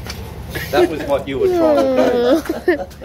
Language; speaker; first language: English; native; English